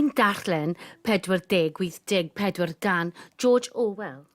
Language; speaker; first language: Welsh; non-native, learner; English